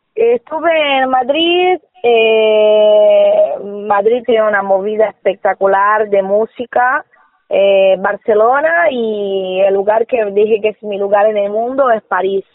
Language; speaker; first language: Spanish; non-native, fluent; Portuguese